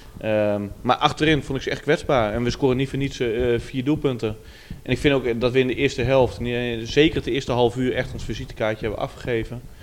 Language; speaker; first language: Dutch; native; Dutch